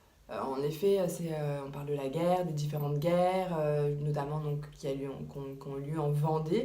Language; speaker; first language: French; native; French